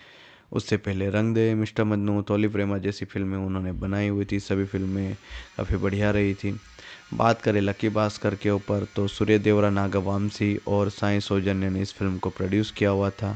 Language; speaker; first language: Hindi; native; Hindi